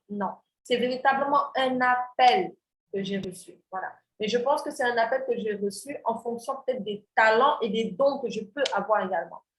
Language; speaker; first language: French; non-native, local second language; Wolof